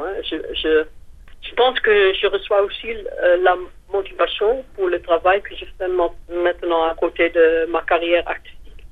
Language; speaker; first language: French; non-native, fluent; Dutch